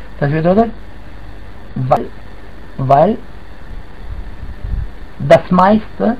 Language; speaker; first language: German; non-native, fluent; Arabic